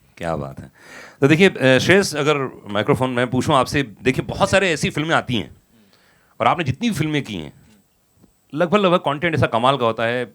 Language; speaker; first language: Hindi; native; Hindi